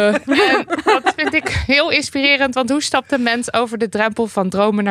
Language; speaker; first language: Dutch; native; Dutch